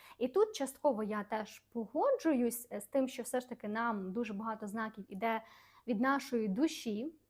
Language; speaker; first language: Ukrainian; non-native, local second language; Russian